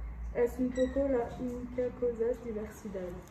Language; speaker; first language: Spanish; non-native, learner; French